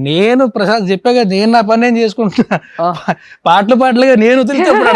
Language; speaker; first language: Telugu; native; Telugu